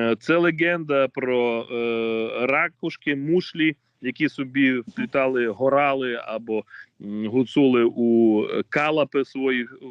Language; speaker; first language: Ukrainian; native; Ukrainian